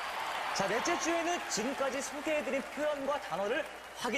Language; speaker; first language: Korean; native; Korean